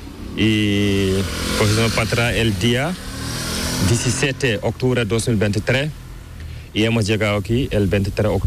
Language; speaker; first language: Spanish; non-native, learner; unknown